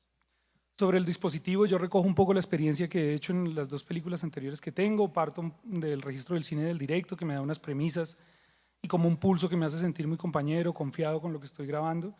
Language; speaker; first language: Spanish; native; Spanish